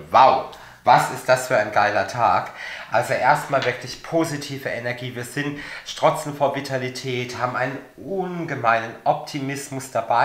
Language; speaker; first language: German; native; German